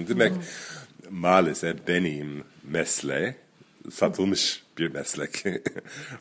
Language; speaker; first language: Turkish; non-native, fluent; English